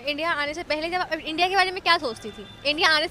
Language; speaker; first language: Hindi; native; Hindi